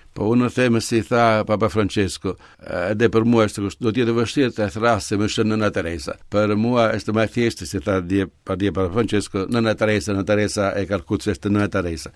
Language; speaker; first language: Albanian; non-native, fluent; Italian